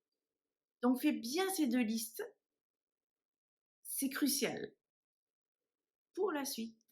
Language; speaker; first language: French; native; French